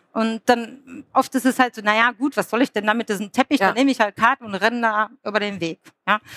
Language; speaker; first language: German; native; German